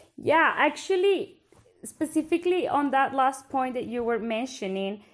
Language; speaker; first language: English; non-native, fluent; Spanish